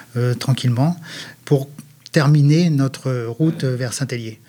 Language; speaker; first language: French; native; French